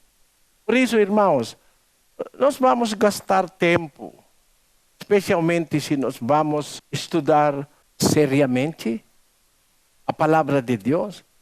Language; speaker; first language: Portuguese; non-native, learner; Filipino